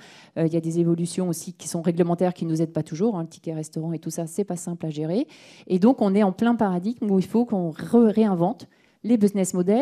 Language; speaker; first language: French; native; French